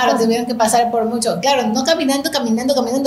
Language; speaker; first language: Spanish; native; Spanish